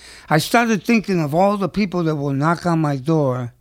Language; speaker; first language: English; early bilingual, other home language; Spanish